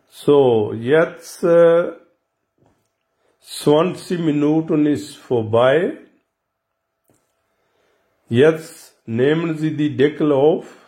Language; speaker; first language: German; non-native, learner; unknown